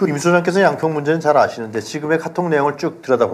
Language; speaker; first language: Korean; native; Korean